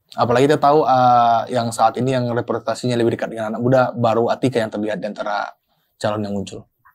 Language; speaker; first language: Indonesian; native; Indonesian